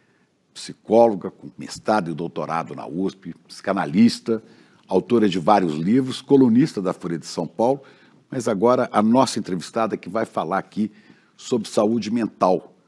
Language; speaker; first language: Portuguese; native; Portuguese